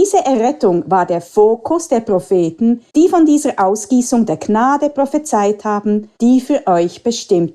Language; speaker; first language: German; native; German